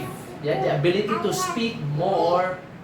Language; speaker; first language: English; non-native, fluent; Indonesian